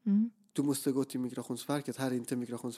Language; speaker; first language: Swedish; non-native, fluent; Persian